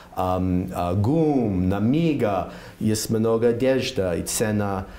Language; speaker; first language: Russian; non-native, learner; English